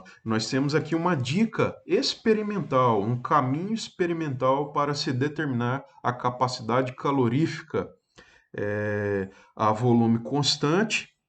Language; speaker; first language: Portuguese; native; Portuguese